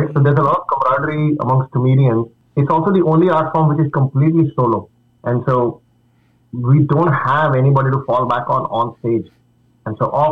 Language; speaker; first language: English; non-native, local second language; Marathi